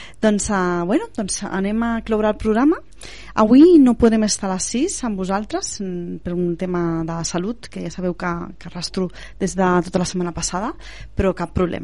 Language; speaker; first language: Catalan; native; Catalan